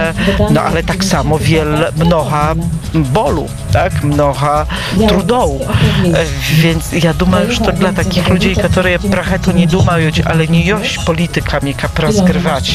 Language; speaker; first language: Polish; non-native, local second language; Belarusian